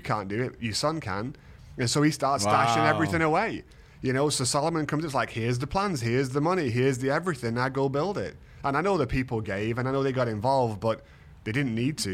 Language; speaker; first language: English; native; English